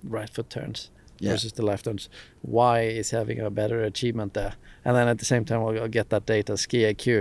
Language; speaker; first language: English; non-native, fluent; Swedish